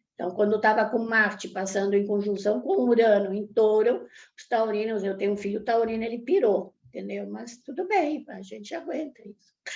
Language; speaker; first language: Portuguese; early bilingual, other home language; Italian